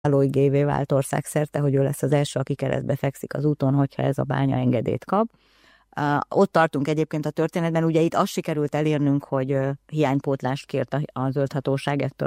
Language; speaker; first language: Hungarian; native; Hungarian